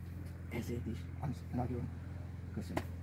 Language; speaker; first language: Hungarian; non-native, learner; Vietnamese